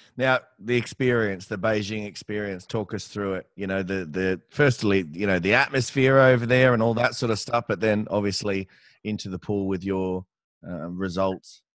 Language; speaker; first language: English; native; English